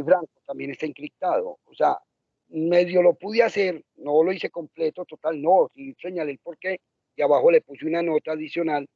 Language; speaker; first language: Spanish; native; Spanish